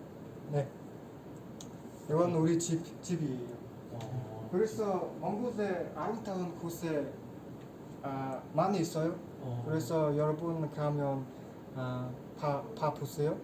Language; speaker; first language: Korean; non-native, learner; Mongolian